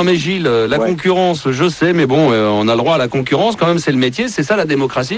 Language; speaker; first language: French; native; French